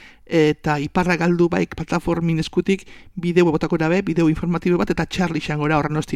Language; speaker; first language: Basque; native; Basque